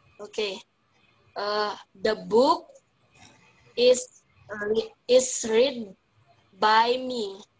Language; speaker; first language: English; non-native, learner; Indonesian